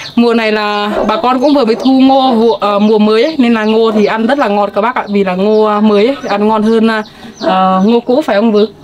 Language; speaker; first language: Vietnamese; native; Vietnamese